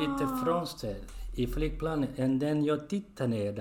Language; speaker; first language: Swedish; non-native, learner; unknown